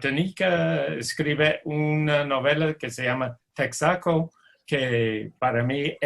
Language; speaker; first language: Spanish; non-native, fluent; English